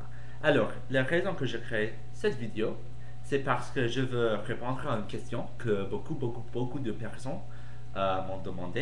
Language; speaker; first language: French; non-native, fluent; English